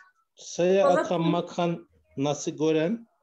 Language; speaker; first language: Indonesian; non-native, learner; Turkish